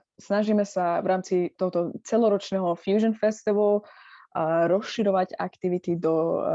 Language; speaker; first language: Slovak; non-native, fluent; Persian